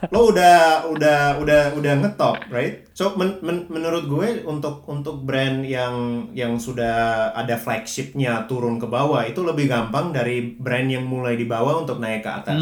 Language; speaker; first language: Indonesian; early bilingual, other home language; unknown